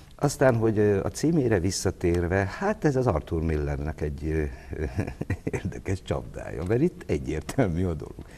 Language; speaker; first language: Hungarian; native; Hungarian